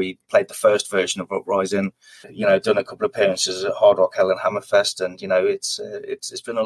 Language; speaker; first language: English; native; English